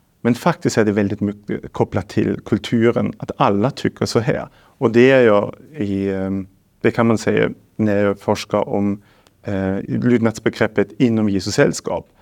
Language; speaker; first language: Swedish; non-native, fluent; German